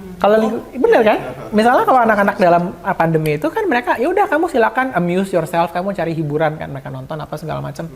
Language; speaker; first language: Indonesian; native; Indonesian